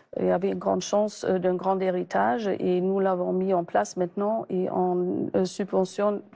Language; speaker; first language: French; non-native, fluent; German